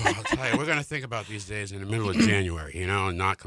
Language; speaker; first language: English; native; English